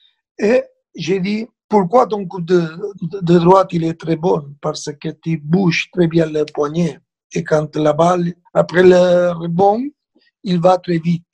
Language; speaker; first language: French; non-native, fluent; Spanish